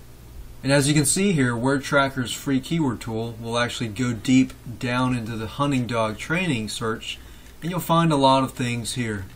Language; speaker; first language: English; native; English